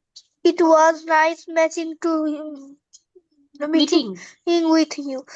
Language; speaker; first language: English; non-native, learner; Bangla